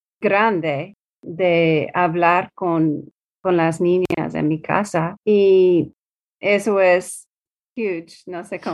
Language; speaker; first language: Spanish; non-native, learner; English